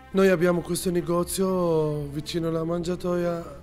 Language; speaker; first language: Italian; non-native, learner; Arabic